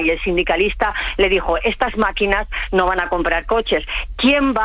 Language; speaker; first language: Spanish; native; Spanish